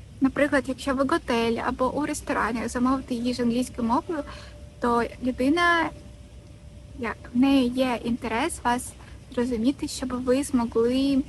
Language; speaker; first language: Ukrainian; non-native, local second language; Russian